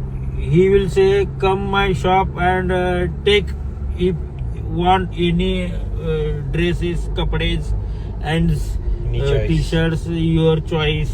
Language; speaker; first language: English; non-native, learner; Marathi